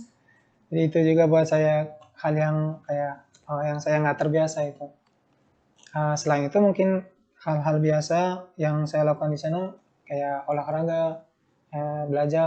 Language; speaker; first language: Indonesian; non-native, fluent; Turkmen